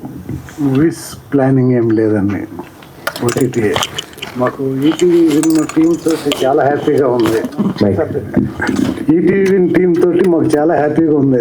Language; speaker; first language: Telugu; native; Telugu